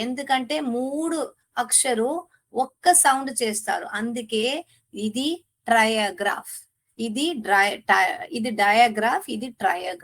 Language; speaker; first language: Telugu; non-native, learner; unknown